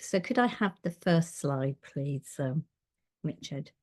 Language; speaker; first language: English; native; English